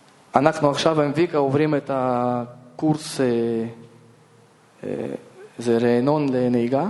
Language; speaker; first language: Hebrew; non-native, fluent; Russian